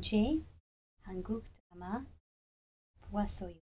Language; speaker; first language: Korean; non-native, learner; English